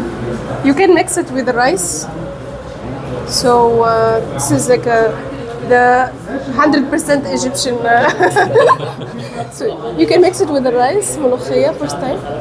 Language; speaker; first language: English; non-native, local second language; Arabic